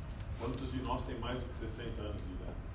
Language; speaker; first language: Portuguese; native; Portuguese